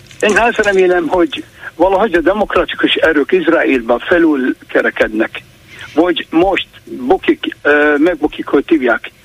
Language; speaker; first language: Hungarian; non-native, fluent; Kurdish